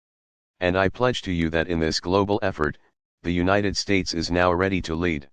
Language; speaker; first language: English; native; English